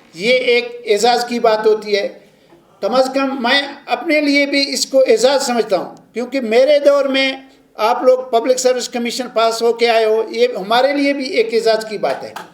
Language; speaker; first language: Urdu; non-native, local second language; Baluchi